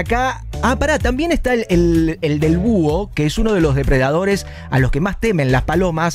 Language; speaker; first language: Spanish; native; Spanish